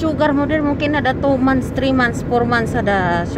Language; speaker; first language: Arabic; non-native, learner; Filipino